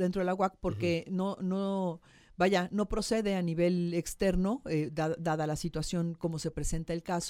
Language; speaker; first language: Spanish; native; Spanish